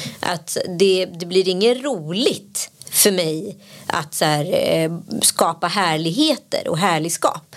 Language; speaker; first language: Swedish; native; Swedish